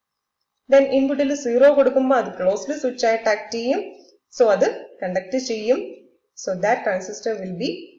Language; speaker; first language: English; non-native, local second language; Malayalam